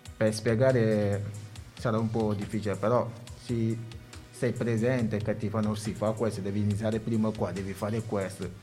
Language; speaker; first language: Italian; non-native, learner; Wolof